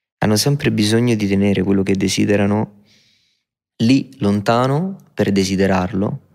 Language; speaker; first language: Italian; native; Italian